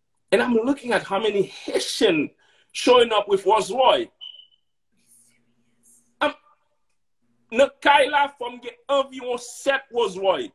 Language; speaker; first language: English; non-native, fluent; Haitian Creole